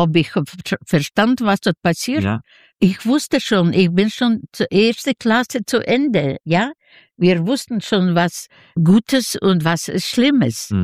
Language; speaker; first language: German; non-native, learner; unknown